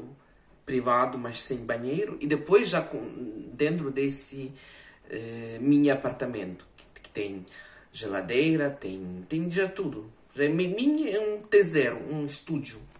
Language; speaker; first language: Portuguese; non-native, fluent; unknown